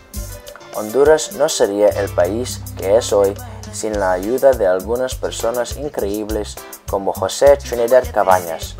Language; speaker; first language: Spanish; non-native, learner; English